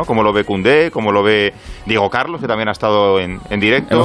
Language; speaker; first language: Spanish; native; Spanish